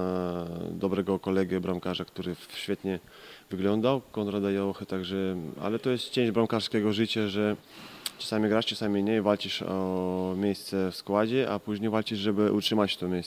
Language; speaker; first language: Polish; non-native, fluent; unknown